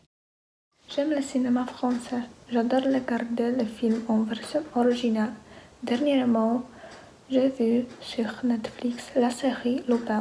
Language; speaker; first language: French; non-native, learner; Polish